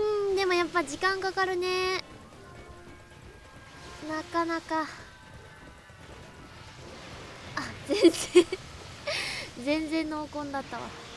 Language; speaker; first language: Japanese; native; Japanese